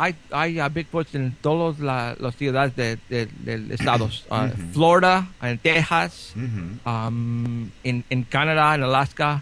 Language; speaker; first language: Spanish; early bilingual, heritage; Spanish